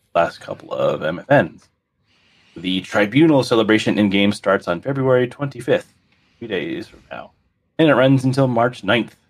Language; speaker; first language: English; native; English